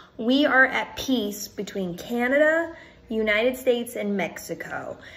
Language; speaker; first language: English; native; English